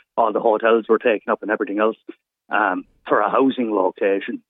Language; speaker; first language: English; native; English